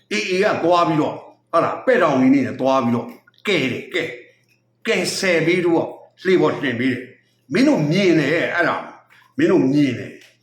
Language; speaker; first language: Burmese; native; Burmese